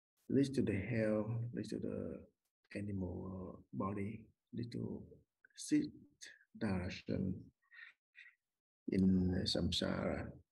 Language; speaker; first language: English; non-native, learner; Vietnamese